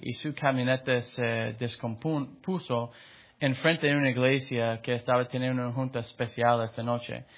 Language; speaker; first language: Spanish; non-native, fluent; English